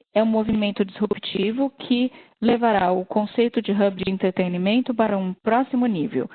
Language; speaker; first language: Portuguese; non-native, fluent; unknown